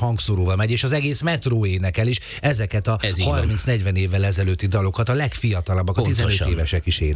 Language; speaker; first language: Hungarian; native; Hungarian